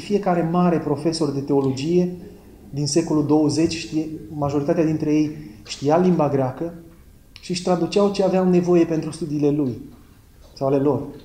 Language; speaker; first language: Romanian; native; Romanian